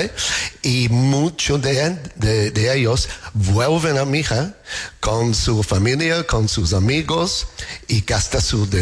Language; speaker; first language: Spanish; non-native, fluent; English